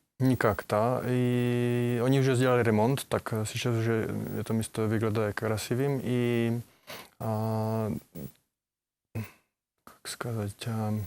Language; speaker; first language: Russian; non-native, learner; Czech